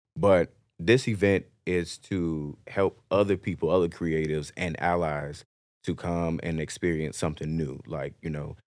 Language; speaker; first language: English; native; English